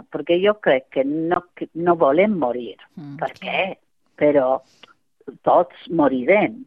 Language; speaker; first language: Catalan; non-native, fluent; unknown